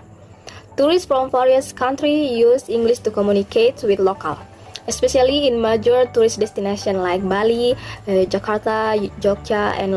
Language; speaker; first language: English; non-native, learner; Indonesian